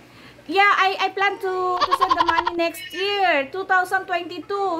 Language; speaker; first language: English; non-native, local second language; Filipino